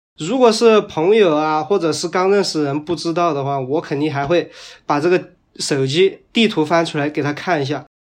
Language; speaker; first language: Chinese; native; Chinese